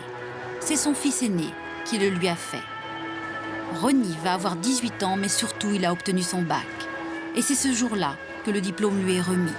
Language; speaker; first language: French; native; French